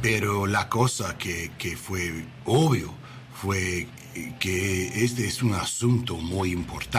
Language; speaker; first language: Spanish; non-native, learner; English